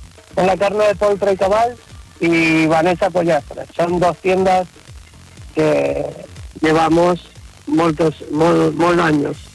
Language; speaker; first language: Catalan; non-native, local second language; Spanish